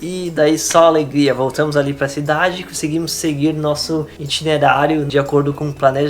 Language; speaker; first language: Portuguese; native; Portuguese